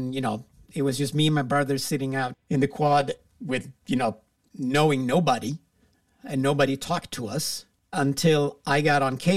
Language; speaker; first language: English; non-native, fluent; Swedish